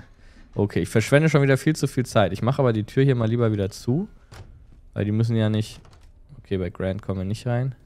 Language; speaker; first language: German; native; German